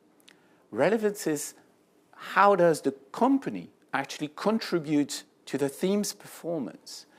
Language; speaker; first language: English; non-native, fluent; French